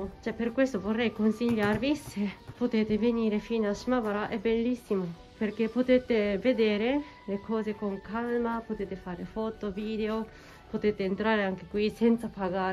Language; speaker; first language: Italian; non-native, fluent; Japanese